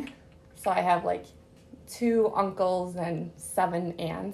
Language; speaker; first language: English; early bilingual, other home language; Arabic